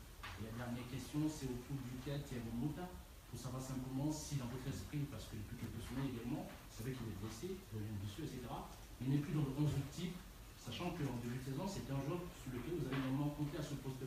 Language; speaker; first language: French; native; French